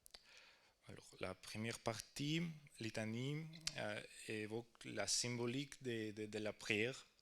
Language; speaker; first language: French; non-native, fluent; Ukrainian